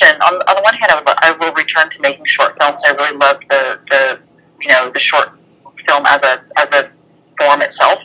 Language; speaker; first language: English; native; English